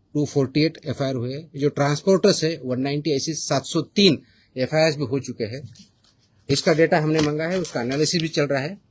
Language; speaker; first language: Hindi; non-native, local second language; Marathi